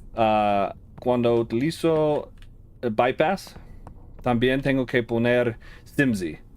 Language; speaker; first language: Spanish; non-native, learner; English